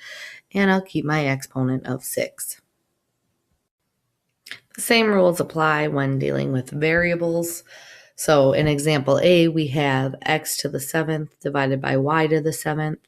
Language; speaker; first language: English; native; English